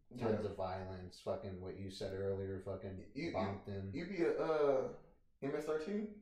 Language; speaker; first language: English; native; English